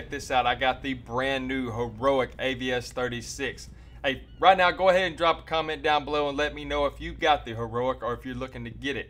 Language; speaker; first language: English; native; English